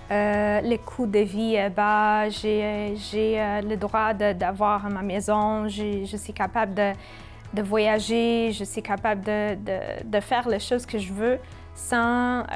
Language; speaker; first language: French; non-native, fluent; Portuguese